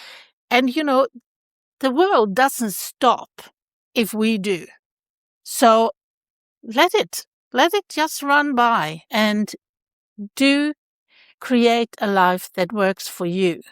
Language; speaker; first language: English; non-native, fluent; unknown